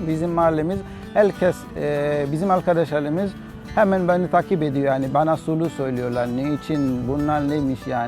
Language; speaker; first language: Turkish; non-native, learner; Haitian Creole